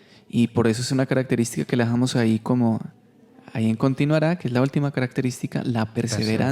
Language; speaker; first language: Spanish; native; Spanish